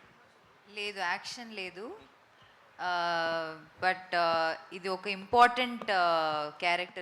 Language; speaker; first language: Telugu; non-native, fluent; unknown